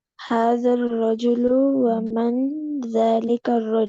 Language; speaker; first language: Arabic; non-native, learner; Urdu